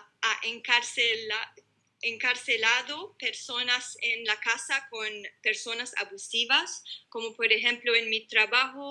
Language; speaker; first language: Spanish; non-native, learner; Arabic